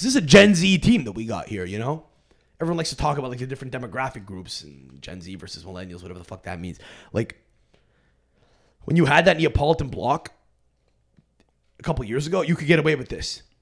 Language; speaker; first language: English; native; English